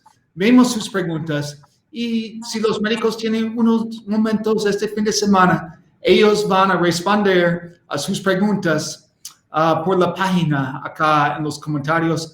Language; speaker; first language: Spanish; non-native, learner; English